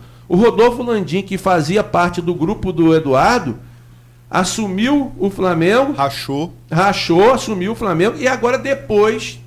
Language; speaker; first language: Portuguese; native; Portuguese